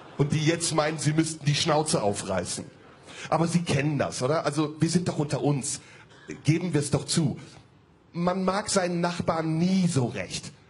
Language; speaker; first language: German; early bilingual, other home language; Turkish